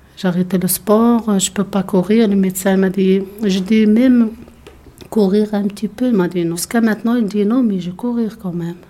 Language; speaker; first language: French; non-native, local second language; Arabic